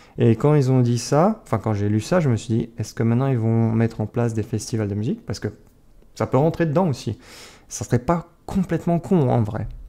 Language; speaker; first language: French; native; French